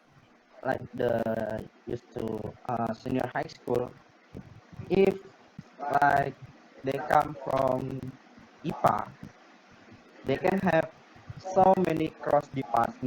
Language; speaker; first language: English; non-native, learner; Indonesian